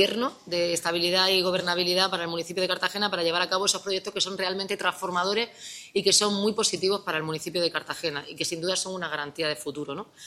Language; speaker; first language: Spanish; native; Spanish